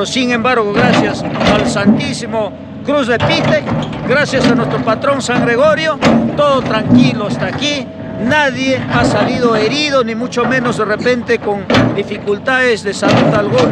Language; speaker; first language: Spanish; native; Spanish